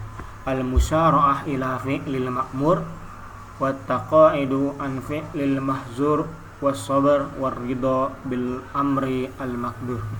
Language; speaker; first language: Arabic; non-native, learner; Indonesian